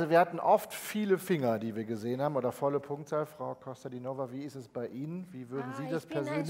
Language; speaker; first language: German; native; German